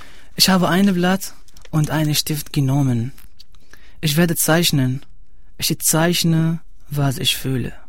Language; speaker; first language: German; non-native, learner; Arabic